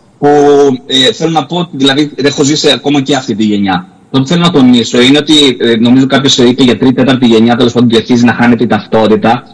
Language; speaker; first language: Greek; native; Greek